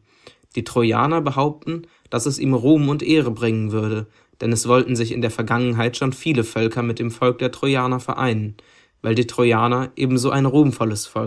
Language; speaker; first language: German; native; German